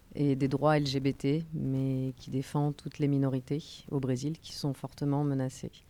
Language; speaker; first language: French; native; French